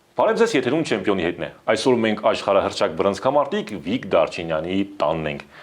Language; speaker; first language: Armenian; native; Armenian